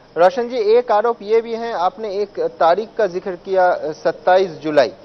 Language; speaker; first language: Hindi; non-native, local second language; Bangla